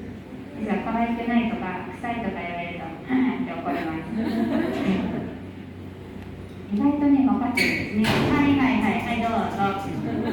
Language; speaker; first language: Japanese; native; Japanese